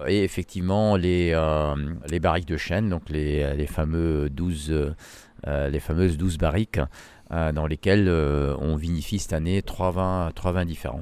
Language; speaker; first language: French; non-native, local second language; Arabic